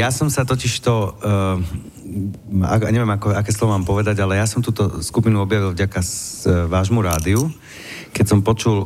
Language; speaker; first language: Slovak; native; Slovak